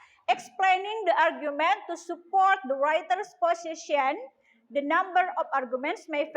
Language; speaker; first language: English; non-native, learner; Indonesian